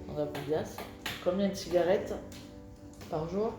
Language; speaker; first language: French; native; French